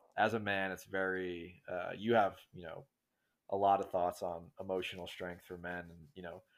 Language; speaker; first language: English; native; English